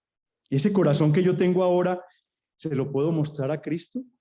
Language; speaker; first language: Spanish; native; Spanish